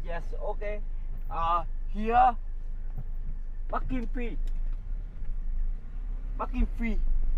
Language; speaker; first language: English; non-native, learner; Vietnamese